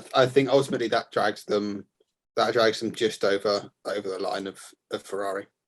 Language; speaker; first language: English; native; English